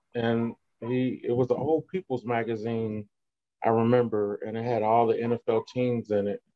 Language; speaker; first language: English; native; English